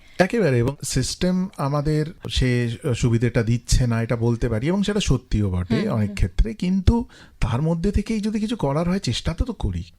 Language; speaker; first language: Bangla; native; Bangla